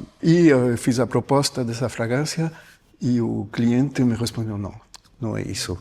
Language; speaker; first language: Portuguese; non-native, fluent; French